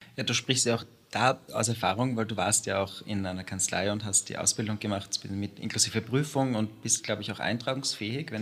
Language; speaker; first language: German; native; German